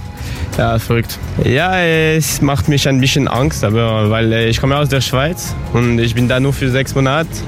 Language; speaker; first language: German; non-native, local second language; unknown